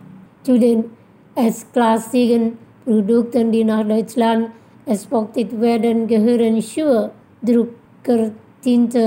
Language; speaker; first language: German; non-native, fluent; Indonesian